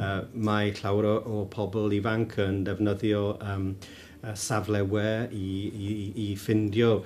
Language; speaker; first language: Welsh; non-native, local second language; English